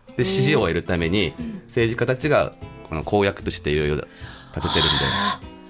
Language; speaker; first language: Japanese; non-native, fluent; Korean